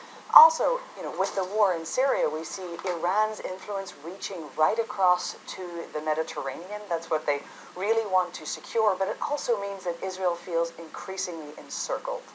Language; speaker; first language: English; native; English